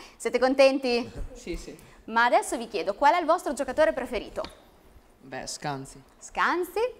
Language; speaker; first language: Italian; native; Italian